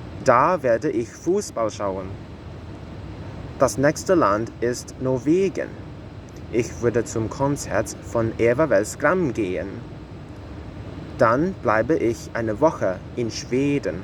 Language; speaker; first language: German; non-native, learner; Cantonese